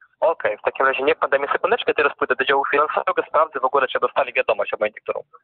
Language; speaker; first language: Polish; non-native, fluent; Russian